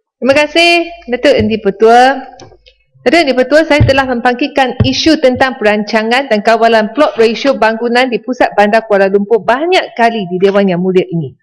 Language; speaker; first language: Malay; non-native, local second language; Chinese